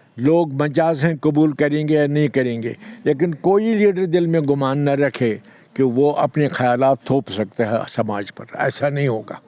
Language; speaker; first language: Urdu; non-native, local second language; Kashmiri